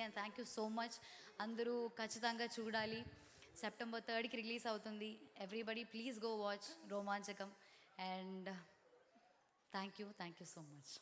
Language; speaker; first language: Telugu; non-native, learner; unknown